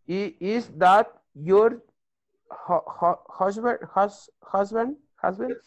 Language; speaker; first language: English; non-native, learner; Spanish